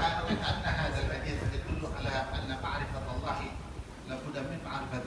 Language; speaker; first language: Arabic; native; Arabic